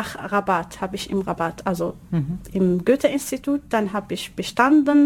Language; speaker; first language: German; non-native, learner; Arabic